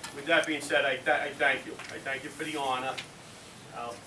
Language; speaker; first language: English; native; English